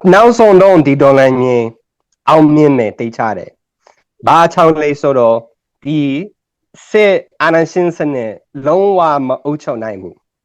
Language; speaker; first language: Burmese; non-native, learner; English